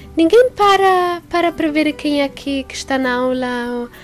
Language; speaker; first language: Portuguese; non-native, learner; Italian